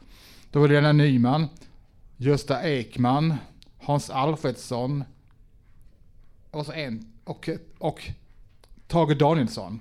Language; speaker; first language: Swedish; native; Swedish